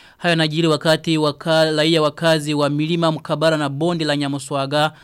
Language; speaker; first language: Swahili; non-native, local second language; Rundi